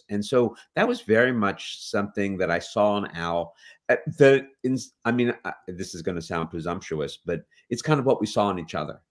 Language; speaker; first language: English; native; English